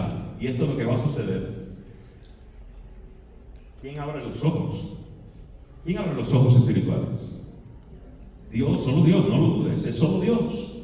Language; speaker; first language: Spanish; native; Spanish